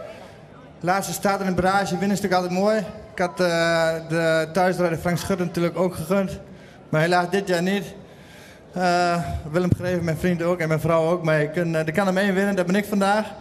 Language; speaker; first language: Dutch; native; Dutch